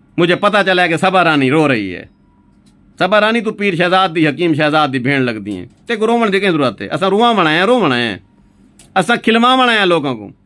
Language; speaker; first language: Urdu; non-native, local second language; Saraiki